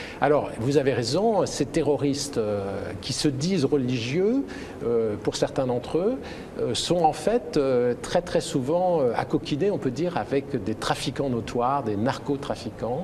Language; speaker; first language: French; native; French